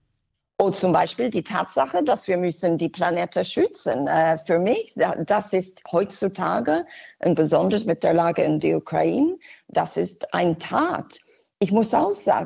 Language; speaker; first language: German; non-native, fluent; English